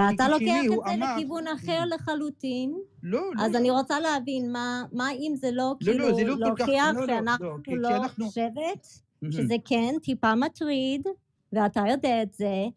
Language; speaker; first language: Hebrew; early bilingual, other home language; English